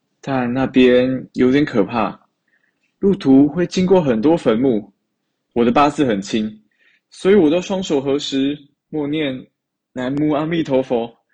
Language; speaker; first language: Chinese; native; Chinese